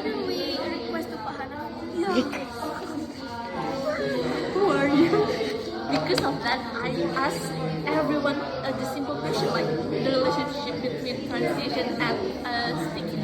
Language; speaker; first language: English; non-native, learner; Indonesian